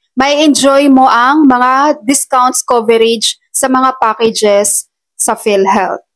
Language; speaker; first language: Filipino; non-native, local second language; Cebuano